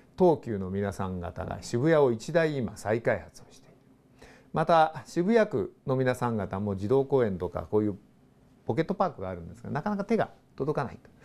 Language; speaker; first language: Japanese; native; Japanese